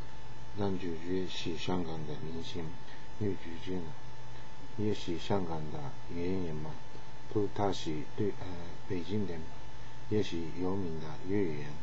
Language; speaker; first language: Chinese; non-native, learner; Japanese